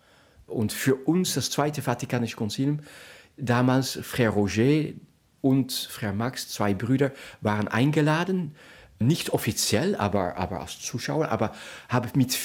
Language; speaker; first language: German; non-native, fluent; Dutch